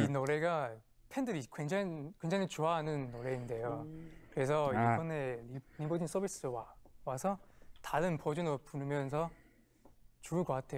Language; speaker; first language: Korean; non-native, fluent; Chinese